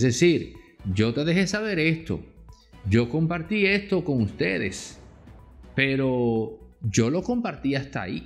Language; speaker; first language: Spanish; native; Spanish